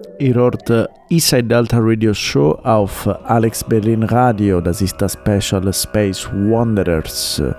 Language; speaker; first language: German; non-native, learner; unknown